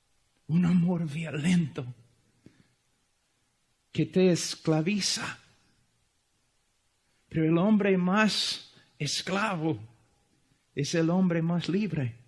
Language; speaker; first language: Spanish; non-native, fluent; English